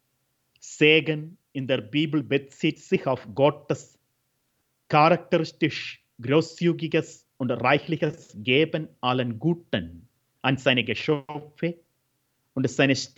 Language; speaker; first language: German; non-native, fluent; Malayalam